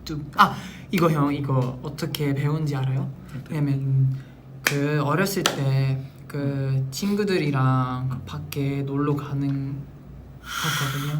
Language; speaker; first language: Korean; non-native, local second language; Filipino